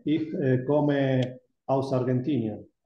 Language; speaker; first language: German; non-native, learner; Spanish